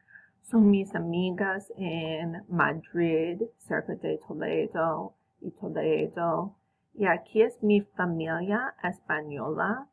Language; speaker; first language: Spanish; non-native, fluent; English